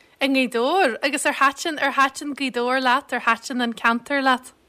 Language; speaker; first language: Irish; native; Irish